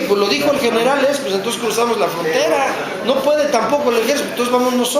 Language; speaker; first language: Spanish; native; Spanish